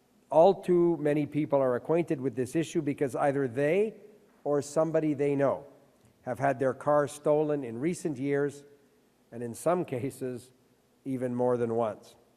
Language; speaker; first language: English; early bilingual, other home language; French